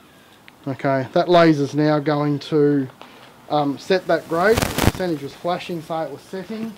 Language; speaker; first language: English; native; English